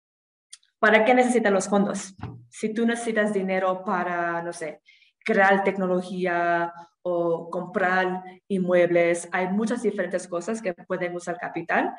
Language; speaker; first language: Spanish; non-native, fluent; English